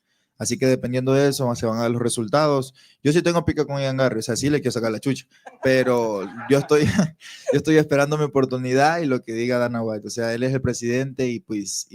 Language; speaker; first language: Spanish; native; Spanish